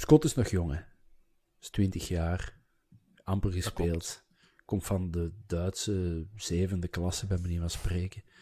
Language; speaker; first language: Dutch; native; Dutch